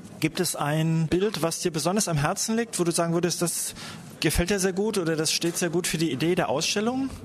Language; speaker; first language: German; native; German